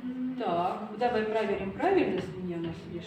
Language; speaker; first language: Russian; native; Russian